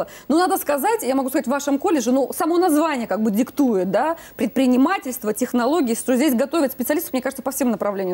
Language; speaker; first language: Russian; native; Russian